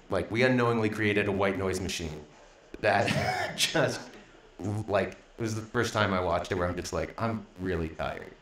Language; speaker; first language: English; native; English